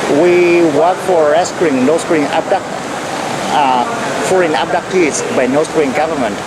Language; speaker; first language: English; non-native, fluent; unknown